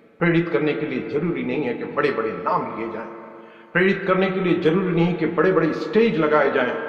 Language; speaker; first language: Hindi; non-native, local second language; Urdu